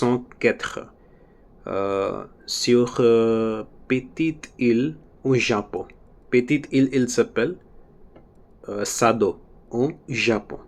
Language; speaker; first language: French; non-native, learner; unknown